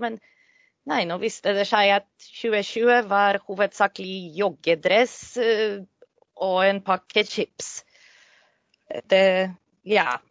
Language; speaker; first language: Norwegian; non-native, fluent; Polish